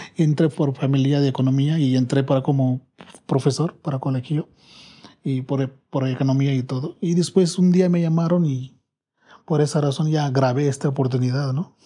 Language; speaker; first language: Spanish; non-native, learner; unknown